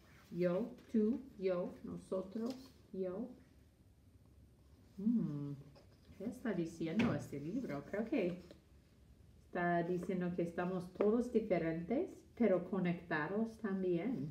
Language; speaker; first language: Spanish; non-native, fluent; English